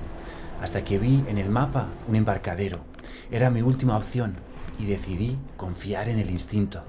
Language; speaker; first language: Spanish; native; Spanish